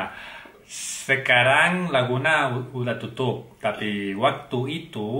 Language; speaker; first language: Indonesian; non-native, learner; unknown